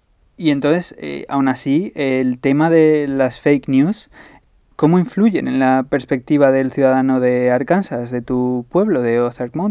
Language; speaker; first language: Spanish; native; Spanish